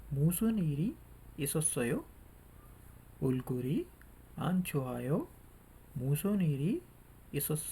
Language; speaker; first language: Korean; non-native, learner; Urdu